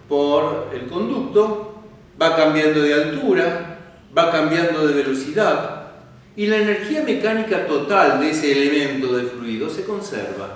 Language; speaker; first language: Spanish; native; Spanish